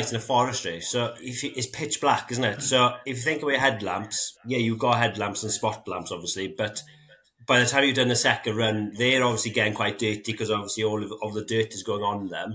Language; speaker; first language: English; native; English